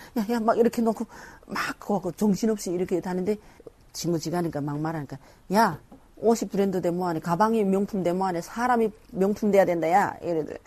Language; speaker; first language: Korean; native; Korean